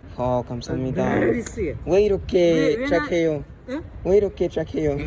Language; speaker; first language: Korean; non-native, learner; French